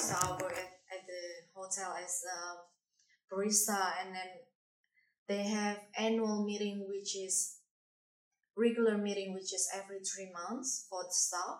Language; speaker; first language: English; non-native, fluent; Indonesian